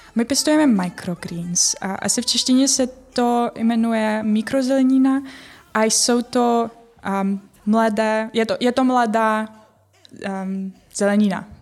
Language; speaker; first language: Czech; non-native, fluent; Ukrainian